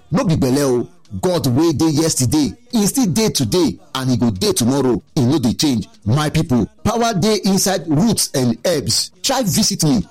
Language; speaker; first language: Nigerian Pidgin; non-native, local second language; Yoruba